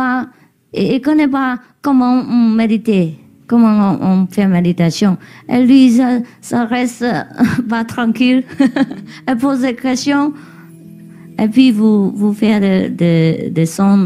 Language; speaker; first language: French; non-native, learner; Vietnamese